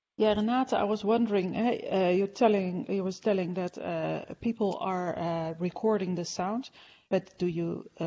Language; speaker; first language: English; non-native, fluent; Dutch